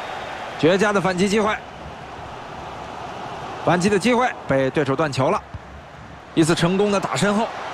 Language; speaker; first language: Chinese; native; Chinese